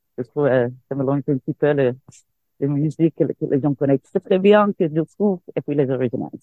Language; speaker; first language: French; non-native, fluent; English